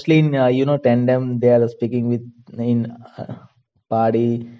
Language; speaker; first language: English; non-native, learner; Hindi